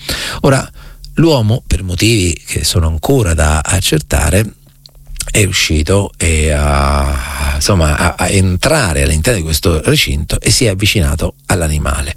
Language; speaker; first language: Italian; native; Italian